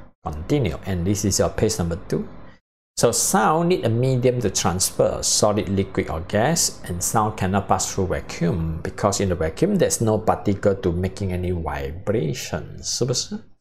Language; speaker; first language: English; non-native, local second language; Chinese